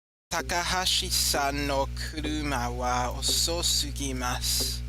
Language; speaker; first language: Japanese; non-native, learner; English